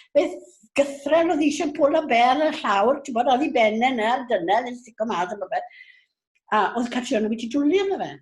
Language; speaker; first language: Welsh; native; Welsh